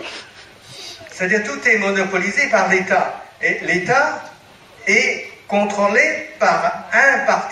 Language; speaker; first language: French; non-native, fluent; Chinese